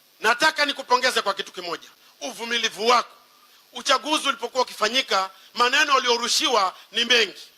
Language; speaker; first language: Swahili; native; Swahili